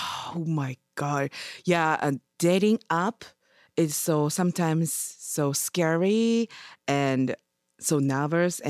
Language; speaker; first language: English; non-native, learner; Japanese